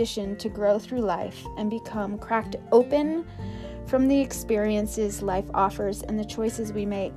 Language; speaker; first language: English; native; English